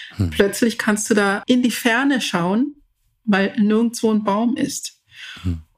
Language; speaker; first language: German; early bilingual, other home language; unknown